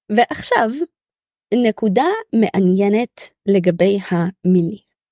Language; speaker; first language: Hebrew; early bilingual, other home language; Russian